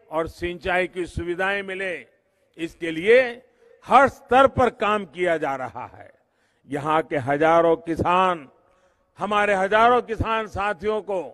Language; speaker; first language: Hindi; non-native, local second language; Gujarati